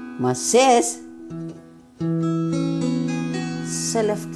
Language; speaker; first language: Dutch; non-native, learner; Tigrinya